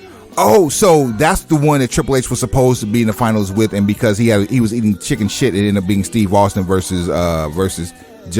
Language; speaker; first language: English; native; English